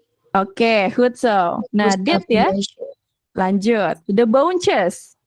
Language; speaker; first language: Dutch; non-native, fluent; Indonesian